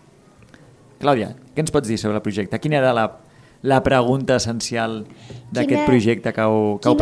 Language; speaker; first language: Catalan; native; Catalan